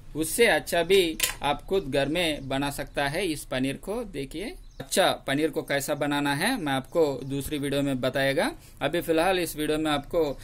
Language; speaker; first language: Hindi; non-native, local second language; Telugu